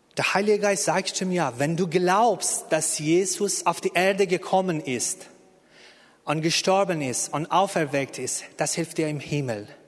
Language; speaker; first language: German; non-native, fluent; Persian